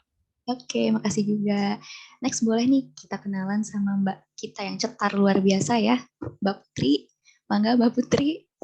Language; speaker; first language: Indonesian; native; Indonesian